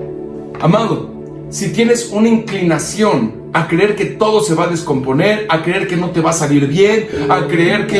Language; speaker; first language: Spanish; native; Spanish